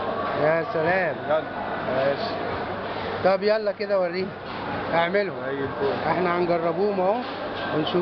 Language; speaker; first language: Arabic; native; Arabic